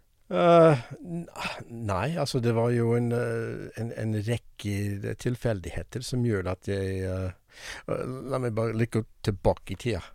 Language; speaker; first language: Norwegian; non-native, fluent; English